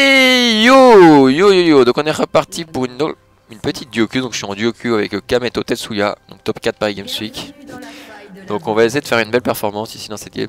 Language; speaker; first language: French; native; French